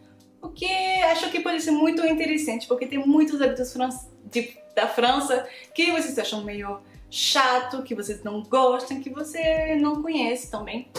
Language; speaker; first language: Portuguese; non-native, fluent; French